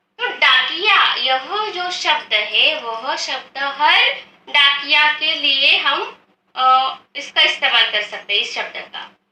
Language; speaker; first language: Hindi; non-native, local second language; Marathi